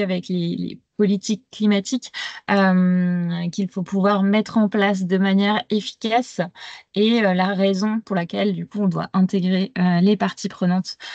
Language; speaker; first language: French; native; French